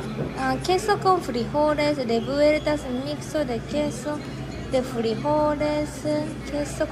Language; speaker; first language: Spanish; non-native, learner; Japanese